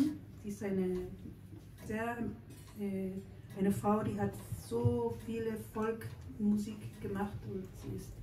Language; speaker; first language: German; non-native, learner; Spanish